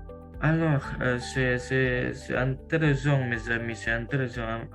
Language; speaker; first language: French; non-native, learner; Indonesian